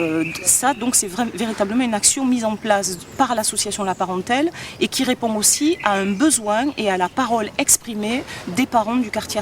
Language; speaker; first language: French; native; French